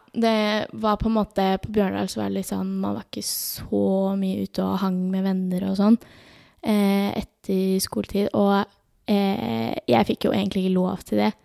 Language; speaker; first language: Norwegian; early bilingual, other home language; Urdu